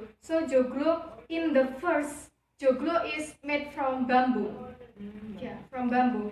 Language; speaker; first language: English; non-native, learner; Javanese